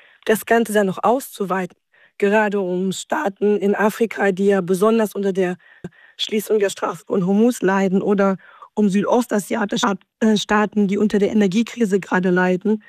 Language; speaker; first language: German; native; German